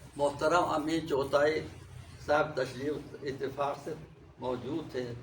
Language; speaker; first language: Urdu; non-native, local second language; Khowar